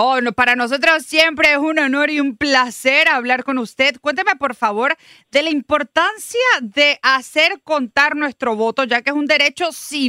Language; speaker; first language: Spanish; native; Spanish